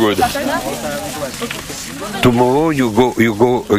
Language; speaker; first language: English; non-native, learner; French